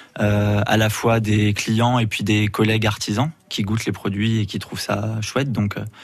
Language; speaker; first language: French; native; French